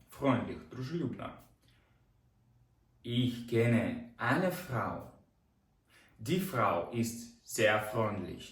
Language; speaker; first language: German; non-native, fluent; Ukrainian